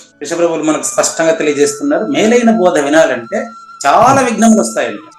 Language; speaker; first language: Telugu; non-native, local second language; Tamil